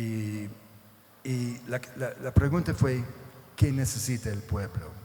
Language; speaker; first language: Spanish; non-native, fluent; English